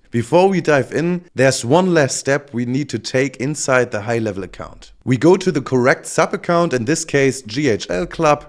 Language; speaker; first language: English; non-native, fluent; German